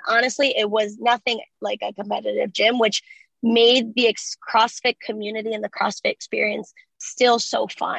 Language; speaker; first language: English; early bilingual, other home language; Spanish